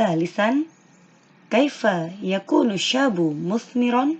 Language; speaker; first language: Arabic; non-native, fluent; Indonesian